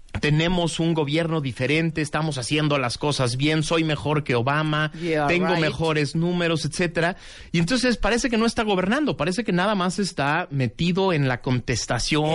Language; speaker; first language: Spanish; native; Spanish